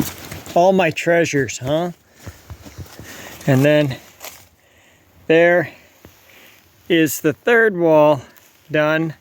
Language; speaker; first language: English; native; English